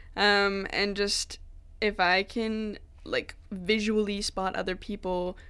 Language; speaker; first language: English; native; English